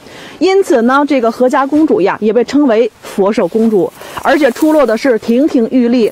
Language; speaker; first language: Chinese; native; Chinese